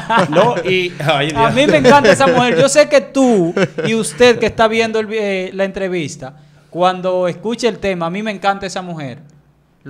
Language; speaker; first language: Spanish; native; Spanish